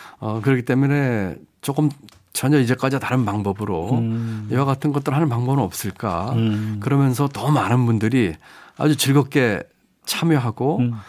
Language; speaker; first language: Korean; native; Korean